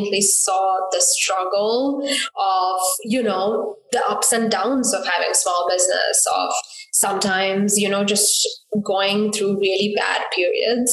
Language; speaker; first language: English; non-native, local second language; Sinhala